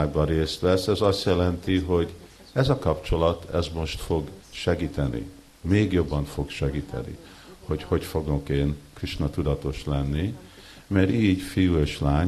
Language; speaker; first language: Hungarian; early bilingual, heritage; Hungarian